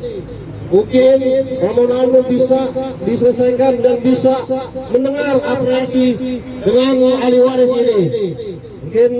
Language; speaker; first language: Indonesian; native; Indonesian